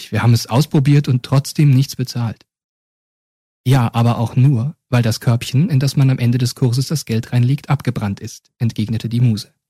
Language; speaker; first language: German; native; German